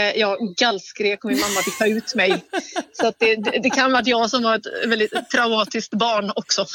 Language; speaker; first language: Swedish; native; Swedish